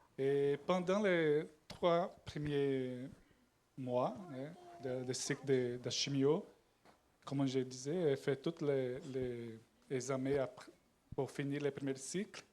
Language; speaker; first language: French; non-native, learner; Portuguese